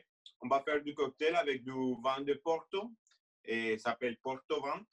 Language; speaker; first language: French; non-native, fluent; Spanish